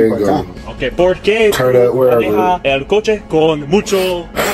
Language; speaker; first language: Spanish; non-native, learner; English